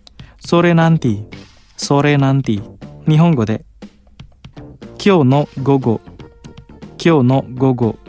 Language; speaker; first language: Japanese; non-native, fluent; Indonesian